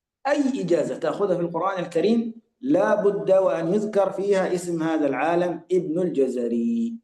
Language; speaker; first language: Arabic; native; Arabic